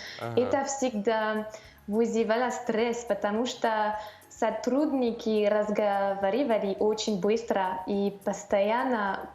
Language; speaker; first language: Russian; non-native, learner; French